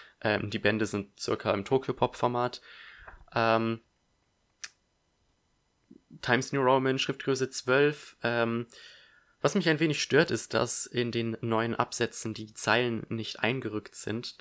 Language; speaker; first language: German; native; German